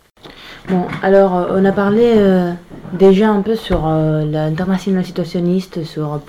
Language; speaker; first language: French; non-native, fluent; Spanish